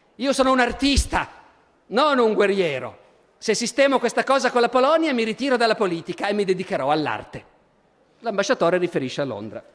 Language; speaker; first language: Italian; native; Italian